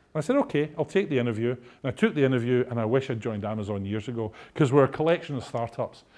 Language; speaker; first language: English; native; English